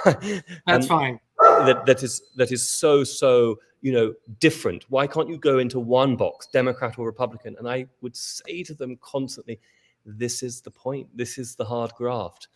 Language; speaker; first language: English; native; English